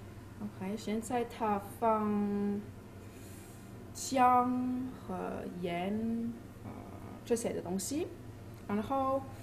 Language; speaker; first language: Chinese; non-native, learner; German